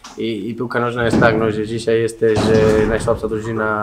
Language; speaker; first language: Polish; non-native, learner; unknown